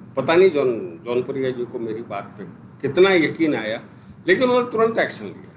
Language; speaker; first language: Hindi; native; Hindi